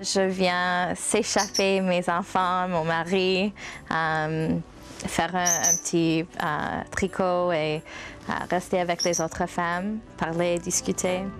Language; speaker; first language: French; non-native, learner; English